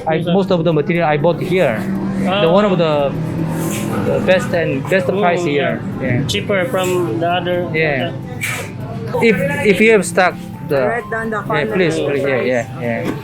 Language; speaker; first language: English; non-native, learner; Korean